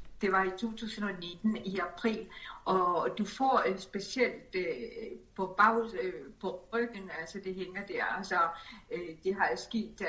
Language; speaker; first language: Danish; early bilingual, other home language; Spanish